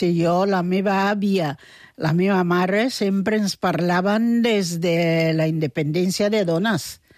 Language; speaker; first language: Catalan; non-native, fluent; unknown